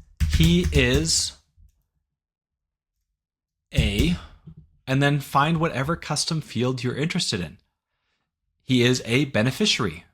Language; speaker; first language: English; native; English